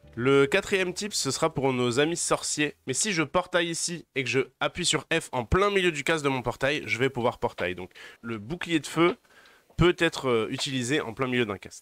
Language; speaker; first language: French; native; French